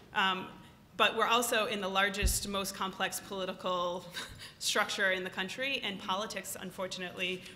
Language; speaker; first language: English; native; English